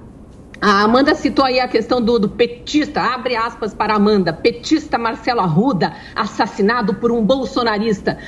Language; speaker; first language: Portuguese; native; Portuguese